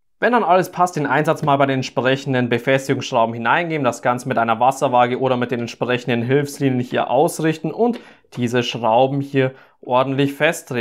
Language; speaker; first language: German; native; German